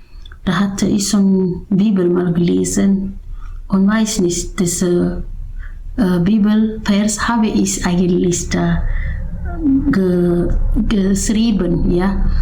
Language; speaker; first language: German; non-native, learner; Indonesian